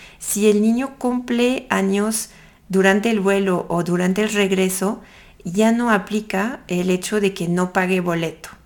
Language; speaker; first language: Spanish; non-native, fluent; French